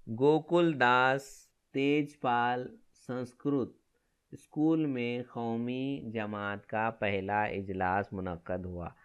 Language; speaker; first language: Urdu; native; Urdu